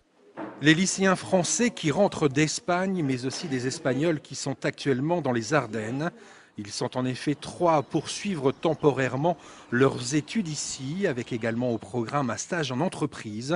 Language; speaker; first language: French; native; French